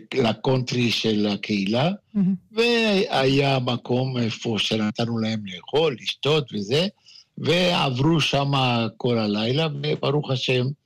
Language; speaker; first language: Hebrew; non-native, fluent; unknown